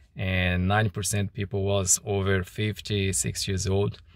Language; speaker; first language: English; non-native, learner; Portuguese